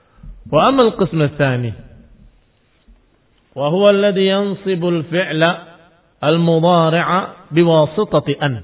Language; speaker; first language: Arabic; non-native, fluent; Indonesian